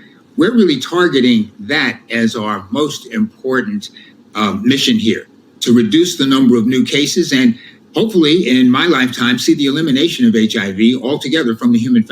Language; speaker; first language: English; native; English